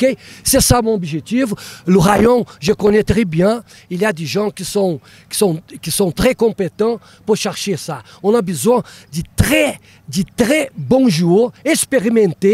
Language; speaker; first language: French; non-native, learner; Portuguese